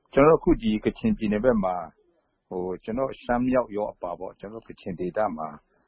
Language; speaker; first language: Burmese; non-native, local second language; Kachin